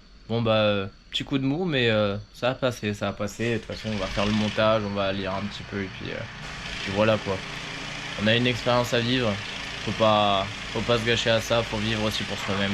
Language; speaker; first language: French; native; French